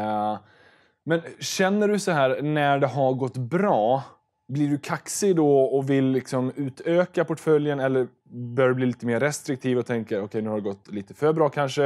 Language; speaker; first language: Swedish; native; Swedish